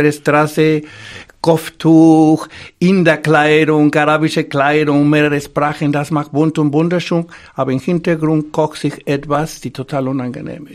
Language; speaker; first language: German; non-native, fluent; Spanish